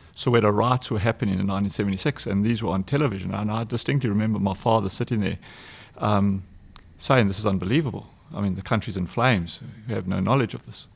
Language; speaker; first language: English; native; English